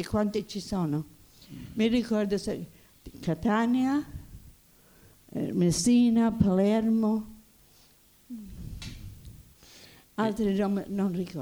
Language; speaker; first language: Italian; early bilingual, heritage; Italian